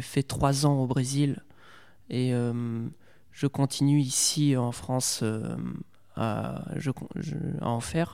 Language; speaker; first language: French; native; French